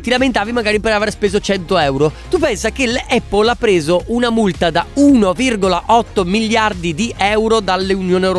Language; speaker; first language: Italian; native; Italian